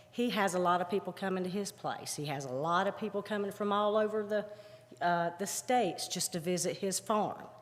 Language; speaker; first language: English; native; English